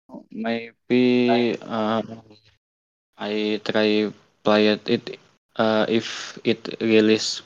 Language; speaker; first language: English; non-native, learner; Indonesian